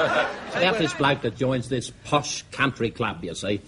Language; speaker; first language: English; native; English